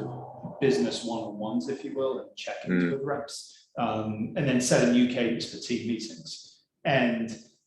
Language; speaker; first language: English; native; English